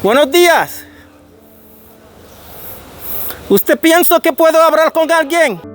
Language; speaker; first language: Spanish; non-native, fluent; French